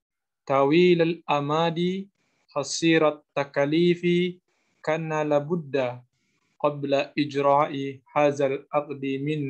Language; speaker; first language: Arabic; non-native, learner; Indonesian